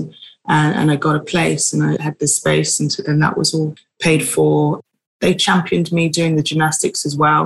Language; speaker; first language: English; native; English